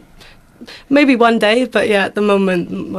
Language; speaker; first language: English; native; English